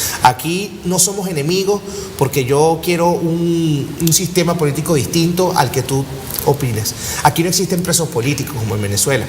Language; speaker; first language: Spanish; native; Spanish